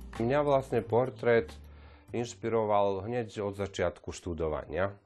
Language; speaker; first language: Slovak; native; Slovak